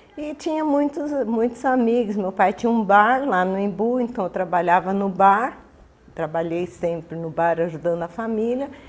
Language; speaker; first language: Portuguese; early bilingual, other home language; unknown